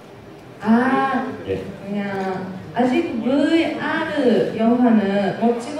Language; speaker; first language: Korean; non-native, learner; Japanese